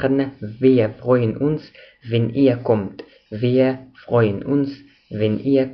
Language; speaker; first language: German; non-native, fluent; Arabic